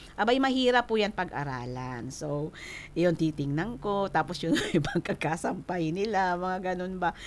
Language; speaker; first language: Filipino; non-native, local second language; Bikol